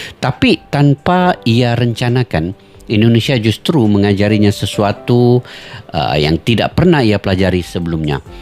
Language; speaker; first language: Indonesian; native; Indonesian